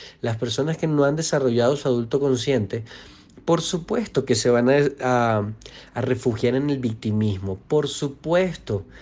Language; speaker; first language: Spanish; native; Spanish